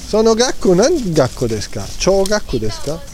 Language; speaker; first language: Japanese; non-native, learner; Italian